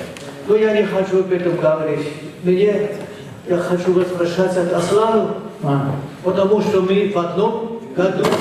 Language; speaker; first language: Russian; non-native, fluent; German